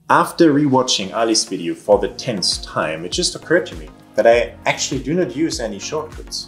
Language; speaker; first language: English; non-native, fluent; German